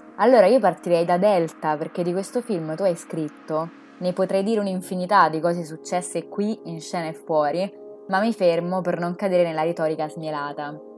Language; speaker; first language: Italian; native; Italian